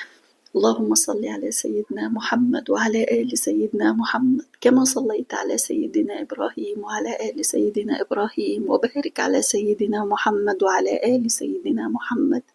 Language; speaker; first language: Arabic; native; Arabic